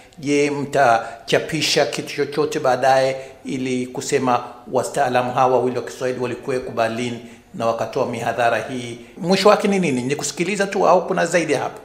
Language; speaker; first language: Swahili; native; Swahili